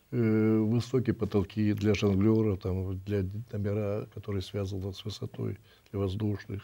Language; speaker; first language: Russian; native; Russian